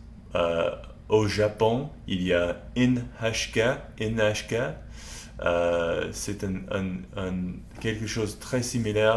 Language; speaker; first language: French; non-native, learner; English